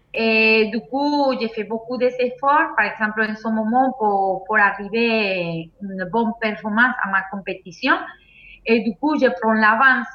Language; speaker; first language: French; non-native, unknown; Spanish